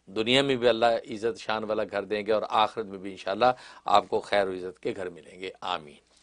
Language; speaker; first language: Urdu; native; Urdu